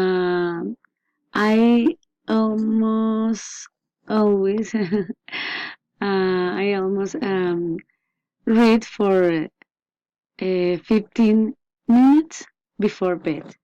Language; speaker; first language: English; non-native, learner; Spanish